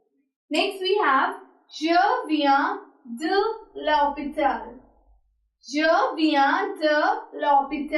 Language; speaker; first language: French; non-native, fluent; Hindi